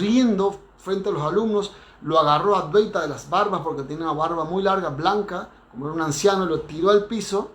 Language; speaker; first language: Spanish; native; Spanish